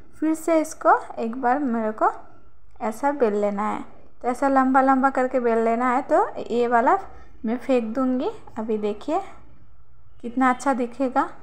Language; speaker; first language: Hindi; non-native, local second language; Bangla